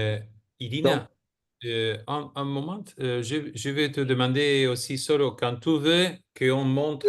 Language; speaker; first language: French; non-native, fluent; Spanish